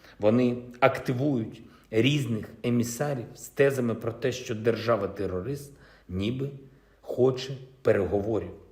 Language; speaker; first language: Ukrainian; non-native, local second language; Russian